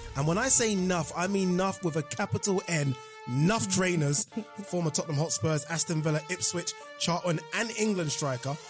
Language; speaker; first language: English; non-native, local second language; Yoruba